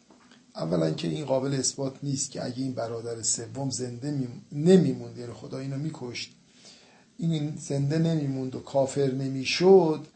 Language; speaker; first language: Persian; native; Persian